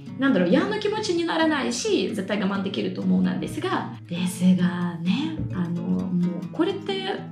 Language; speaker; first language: Japanese; non-native, fluent; Russian